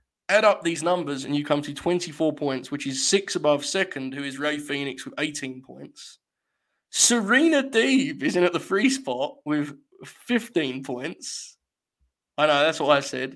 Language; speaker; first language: English; native; English